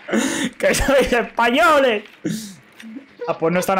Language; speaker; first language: Spanish; native; Spanish